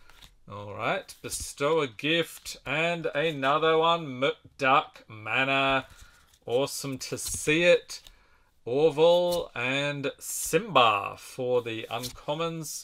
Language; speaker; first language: English; native; English